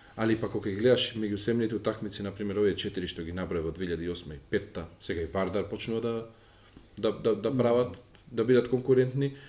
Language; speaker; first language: Macedonian; native; Macedonian